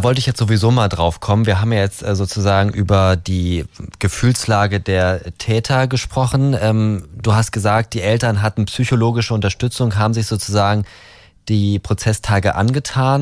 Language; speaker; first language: German; native; German